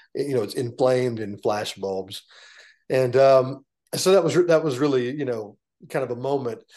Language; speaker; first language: English; native; English